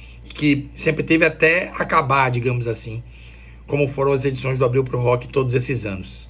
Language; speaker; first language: Portuguese; native; Portuguese